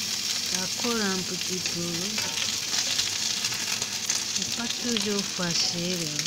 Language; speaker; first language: French; non-native, learner; Japanese